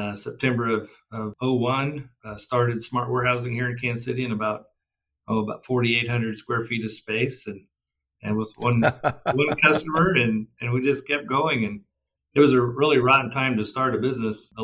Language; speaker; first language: English; native; English